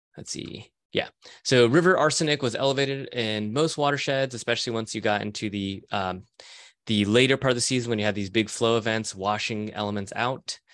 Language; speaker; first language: English; native; English